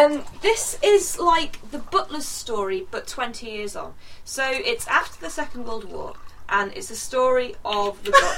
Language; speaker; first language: English; native; English